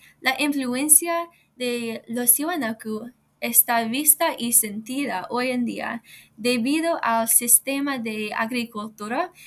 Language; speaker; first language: Spanish; non-native, learner; English